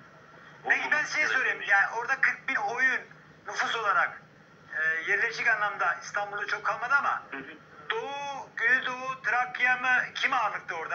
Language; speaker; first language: Turkish; native; Turkish